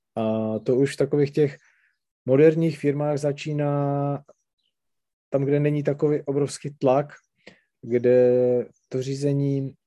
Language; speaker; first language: Czech; non-native, local second language; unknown